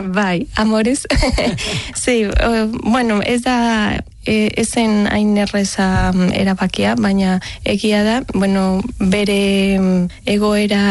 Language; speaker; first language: Basque; non-native, learner; Spanish